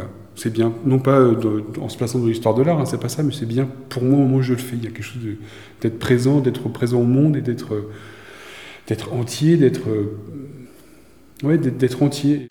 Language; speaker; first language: French; native; French